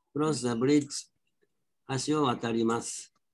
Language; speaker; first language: Japanese; native; Japanese